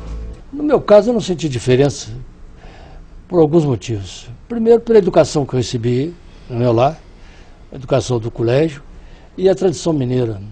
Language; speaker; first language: Portuguese; native; Portuguese